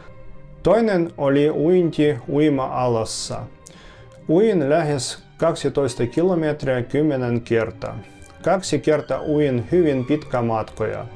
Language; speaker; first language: Finnish; non-native, fluent; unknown